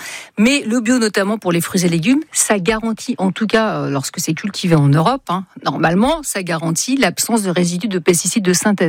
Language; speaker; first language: French; native; French